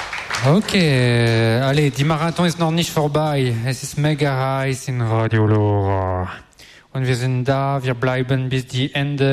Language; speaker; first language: German; non-native, learner; French